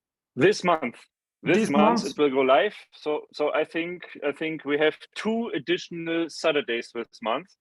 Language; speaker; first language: English; non-native, fluent; German